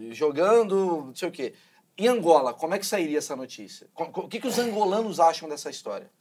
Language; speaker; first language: Portuguese; native; Portuguese